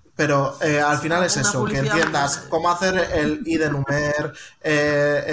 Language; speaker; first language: Spanish; native; Spanish